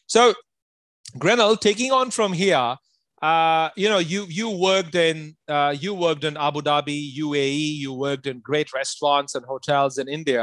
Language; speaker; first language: English; non-native, local second language; Punjabi